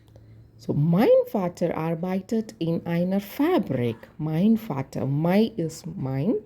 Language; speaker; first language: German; non-native, learner; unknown